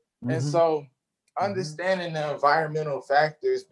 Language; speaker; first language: English; native; English